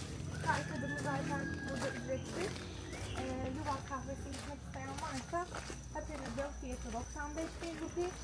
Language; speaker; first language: Turkish; native; Turkish